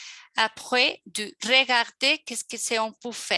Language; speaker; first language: French; non-native, fluent; Spanish